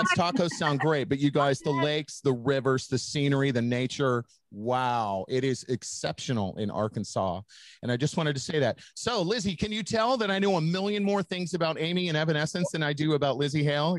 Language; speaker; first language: English; native; English